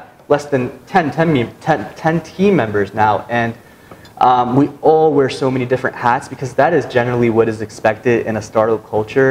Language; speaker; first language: English; native; English